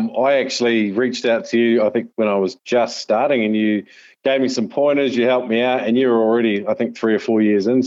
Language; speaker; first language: English; native; English